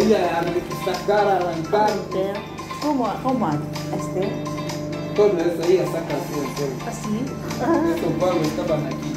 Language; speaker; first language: Spanish; non-native, learner; Filipino